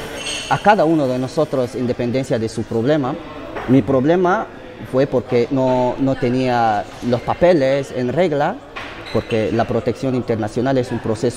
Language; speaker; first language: Spanish; non-native, fluent; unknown